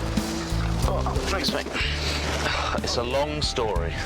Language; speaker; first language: English; native; English